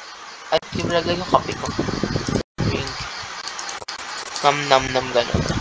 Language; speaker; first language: Filipino; native; Filipino